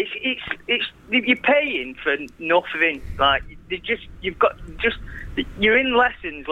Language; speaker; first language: English; native; English